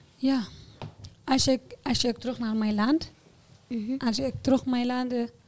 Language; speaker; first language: Dutch; non-native, fluent; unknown